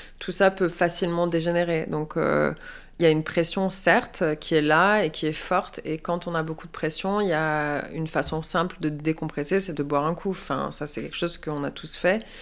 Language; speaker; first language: French; native; French